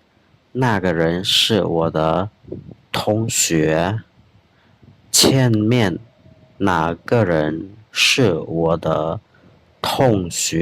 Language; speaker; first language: Chinese; non-native, fluent; Khmer